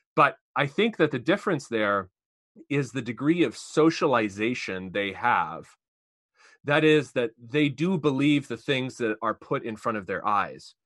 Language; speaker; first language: English; native; English